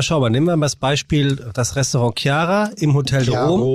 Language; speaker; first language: German; native; German